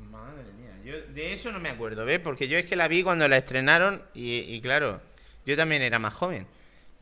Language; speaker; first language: Spanish; native; Spanish